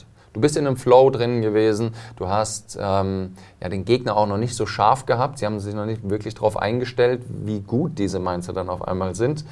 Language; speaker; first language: German; native; German